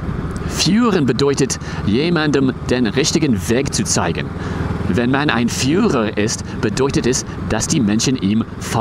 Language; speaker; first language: German; non-native, fluent; English